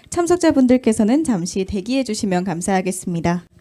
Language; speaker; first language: Korean; native; Korean